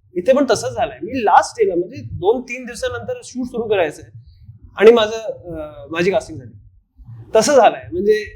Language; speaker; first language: Marathi; non-native, fluent; Hindi